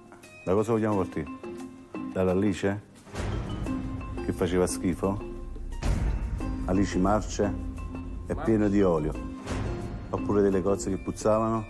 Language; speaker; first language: Italian; native; Italian